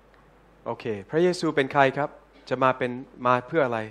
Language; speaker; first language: Thai; early bilingual, heritage; Thai